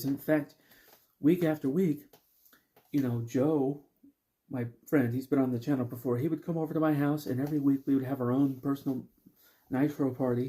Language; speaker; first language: English; native; English